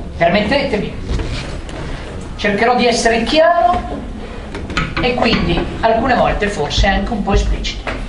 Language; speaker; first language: Italian; native; Italian